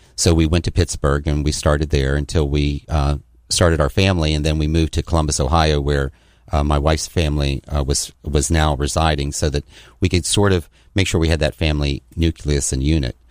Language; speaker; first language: English; native; English